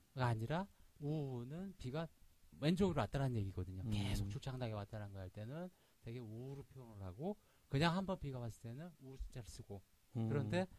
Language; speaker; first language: Korean; native; Korean